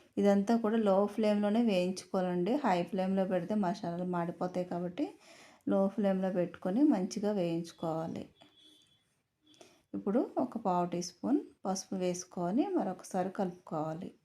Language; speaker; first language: Telugu; native; Telugu